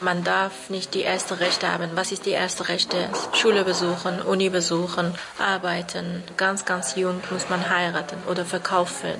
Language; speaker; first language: German; non-native, learner; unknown